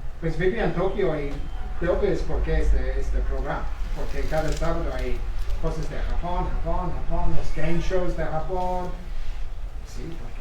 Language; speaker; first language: Spanish; non-native, learner; English